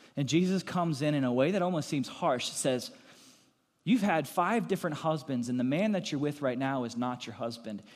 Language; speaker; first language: English; native; English